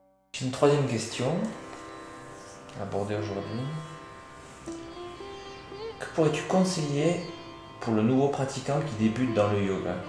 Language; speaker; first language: French; native; French